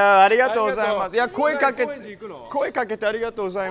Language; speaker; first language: Japanese; non-native, fluent; English